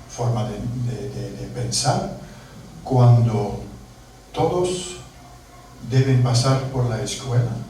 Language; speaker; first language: Spanish; non-native, learner; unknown